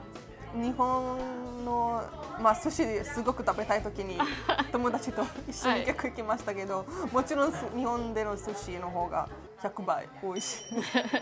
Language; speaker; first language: Japanese; non-native, fluent; Italian